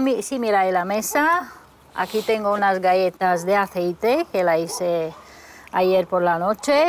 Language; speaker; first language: Spanish; non-native, fluent; Romanian